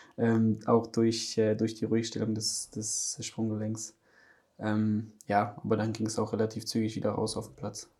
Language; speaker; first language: German; early bilingual, other home language; Polish